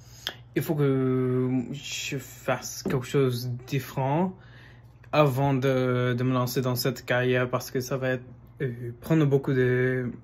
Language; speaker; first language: French; non-native, fluent; English